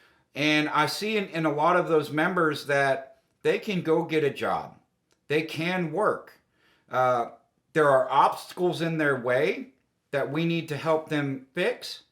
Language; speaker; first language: English; native; English